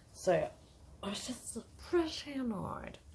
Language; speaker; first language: English; native; English